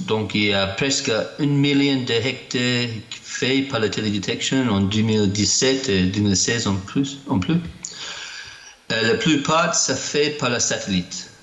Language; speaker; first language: French; non-native, learner; English